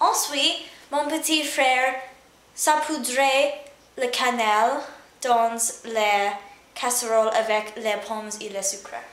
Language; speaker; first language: French; non-native, learner; English